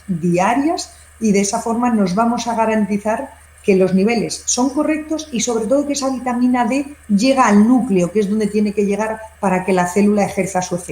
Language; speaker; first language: Spanish; native; Spanish